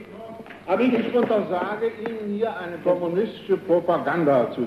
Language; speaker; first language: German; native; German